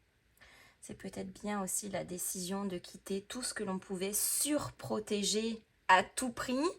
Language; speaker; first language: French; native; French